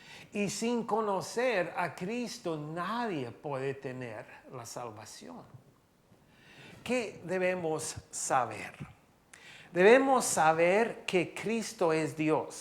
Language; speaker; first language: Spanish; non-native, fluent; English